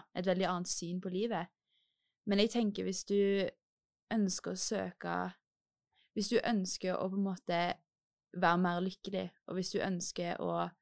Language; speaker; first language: Norwegian; native; Norwegian